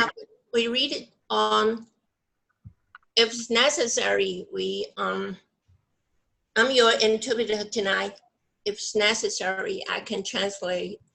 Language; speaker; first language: English; non-native, local second language; Chinese